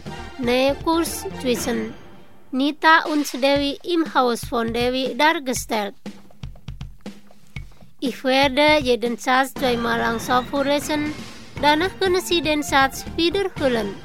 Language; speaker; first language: German; non-native, fluent; Indonesian